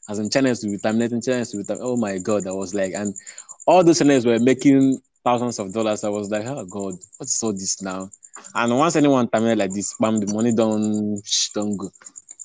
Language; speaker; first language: English; non-native, local second language; Igbo